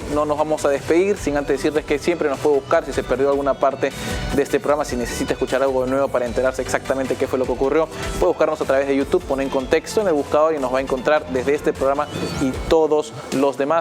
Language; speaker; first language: Spanish; native; Spanish